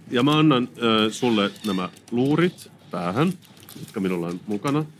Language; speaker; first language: Finnish; native; Finnish